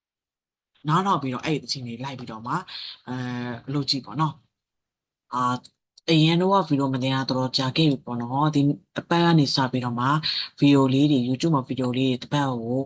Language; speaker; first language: Burmese; native; Burmese